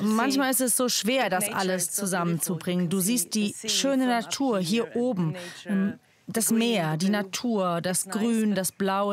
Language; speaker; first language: German; native; German